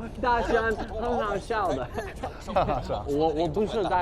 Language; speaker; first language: Chinese; non-native, learner; English